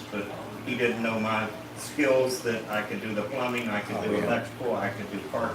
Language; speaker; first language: English; native; English